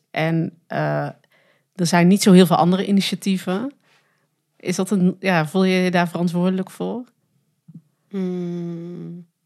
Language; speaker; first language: Dutch; native; Dutch